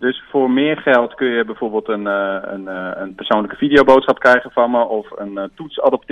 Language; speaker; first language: Dutch; native; Dutch